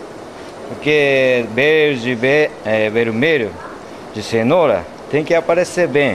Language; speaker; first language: Portuguese; non-native, learner; Japanese